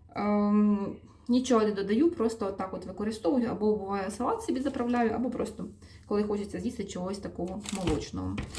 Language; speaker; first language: Ukrainian; non-native, local second language; Russian